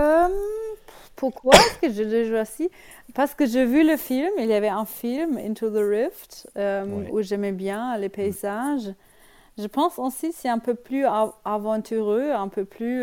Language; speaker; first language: French; non-native, learner; German